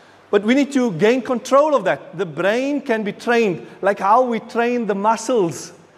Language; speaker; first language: English; native; English